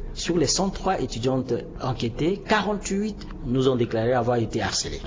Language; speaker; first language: French; non-native, local second language; Sango